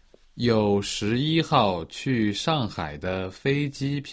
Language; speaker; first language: Chinese; non-native, learner; Portuguese